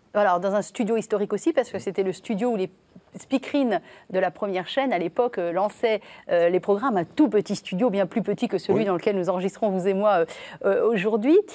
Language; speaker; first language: French; native; French